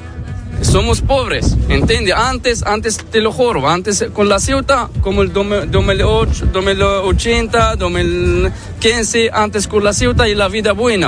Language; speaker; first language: Spanish; non-native, learner; Arabic